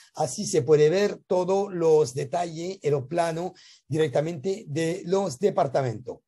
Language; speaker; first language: Spanish; non-native, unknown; French